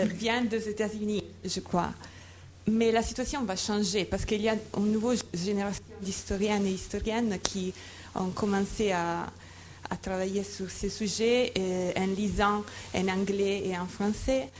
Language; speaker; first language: French; non-native, fluent; Italian